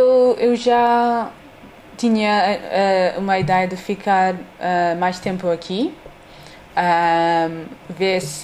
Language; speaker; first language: Portuguese; non-native, learner; English